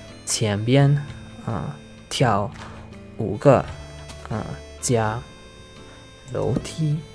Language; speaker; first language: Chinese; non-native, learner; English